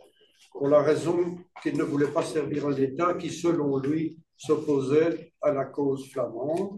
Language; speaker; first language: French; native; French